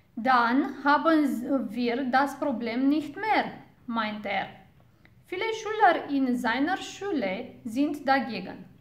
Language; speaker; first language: German; non-native, fluent; Romanian